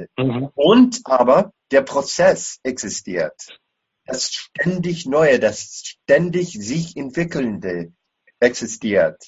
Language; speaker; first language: German; non-native, fluent; English